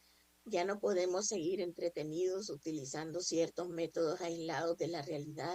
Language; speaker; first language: Spanish; native; Spanish